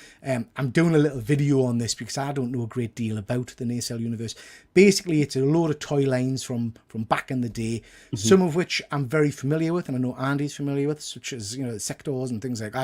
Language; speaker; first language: English; native; English